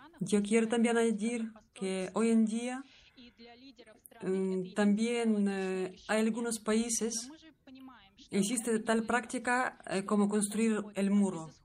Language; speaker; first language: Spanish; non-native, learner; Russian